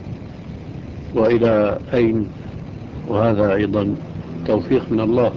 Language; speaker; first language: Arabic; early bilingual, other home language; Albanian